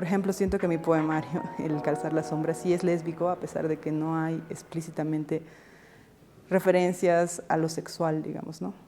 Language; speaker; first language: Spanish; early bilingual, other home language; Russian